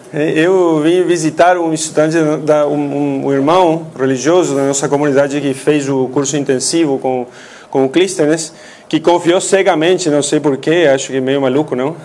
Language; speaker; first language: Portuguese; non-native, fluent; Spanish